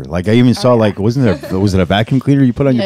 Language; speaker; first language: English; native; English